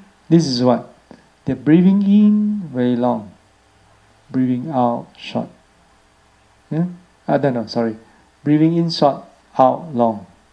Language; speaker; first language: English; non-native, local second language; Chinese